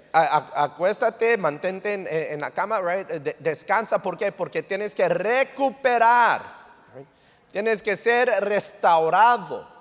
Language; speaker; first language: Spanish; early bilingual, heritage; English